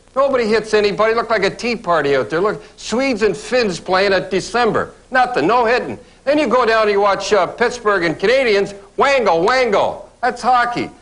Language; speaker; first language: English; native; English